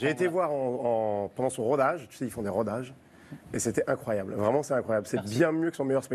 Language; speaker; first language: French; native; French